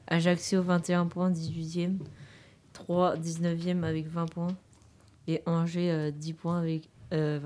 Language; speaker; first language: French; native; French